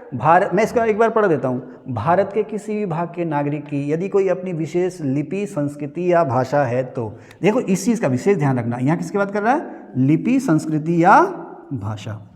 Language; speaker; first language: Hindi; native; Hindi